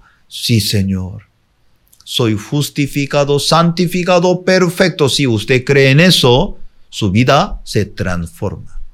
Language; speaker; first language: Spanish; non-native, fluent; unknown